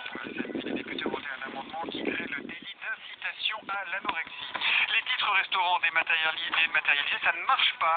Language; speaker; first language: French; native; French